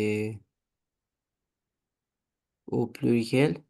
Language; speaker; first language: French; non-native, learner; Romanian